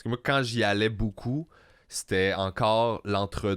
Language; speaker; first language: French; native; French